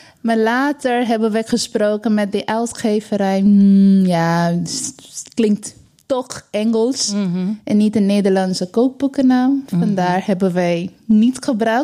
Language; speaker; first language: Dutch; non-native, learner; Bangla